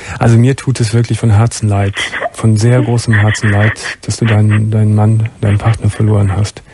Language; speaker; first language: German; native; German